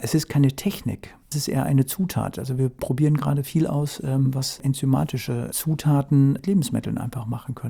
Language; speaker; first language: German; native; German